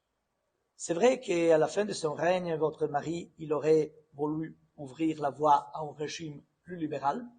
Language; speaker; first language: French; non-native, fluent; Italian